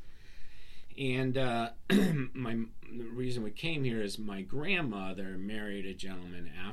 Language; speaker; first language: English; early bilingual, other home language; Serbian